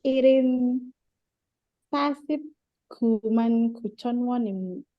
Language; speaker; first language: Korean; non-native, learner; Indonesian